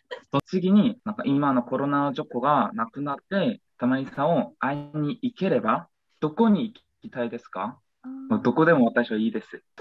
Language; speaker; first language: Japanese; non-native, learner; Korean